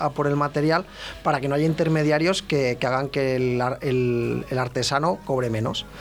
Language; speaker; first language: Spanish; native; Spanish